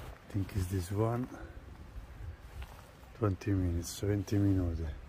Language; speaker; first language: English; non-native, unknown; Italian